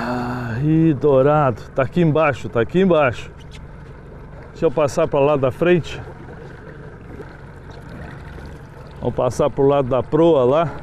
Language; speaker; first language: Portuguese; native; Portuguese